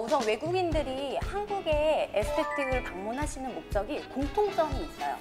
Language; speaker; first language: Korean; native; Korean